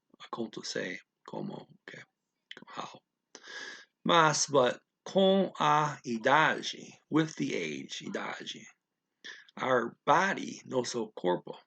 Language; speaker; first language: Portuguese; non-native, learner; English